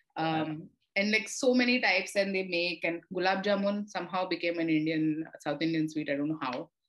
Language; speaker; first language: English; non-native, local second language; Telugu